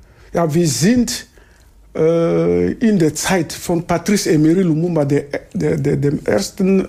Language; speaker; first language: German; non-native, fluent; Lingala